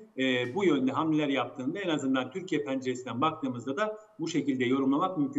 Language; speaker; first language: Turkish; native; Turkish